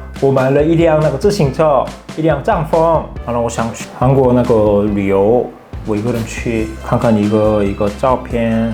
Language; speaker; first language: Chinese; non-native, fluent; Korean